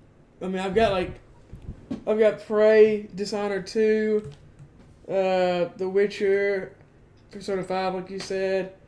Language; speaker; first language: English; native; English